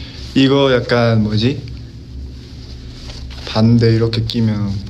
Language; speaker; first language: Korean; non-native, fluent; Chinese